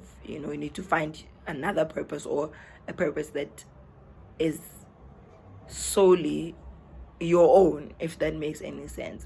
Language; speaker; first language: English; non-native, local second language; Zulu